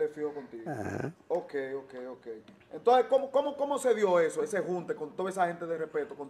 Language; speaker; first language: Spanish; native; Spanish